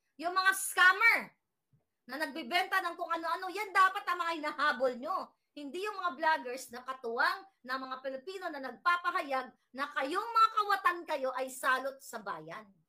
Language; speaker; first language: Filipino; native; Filipino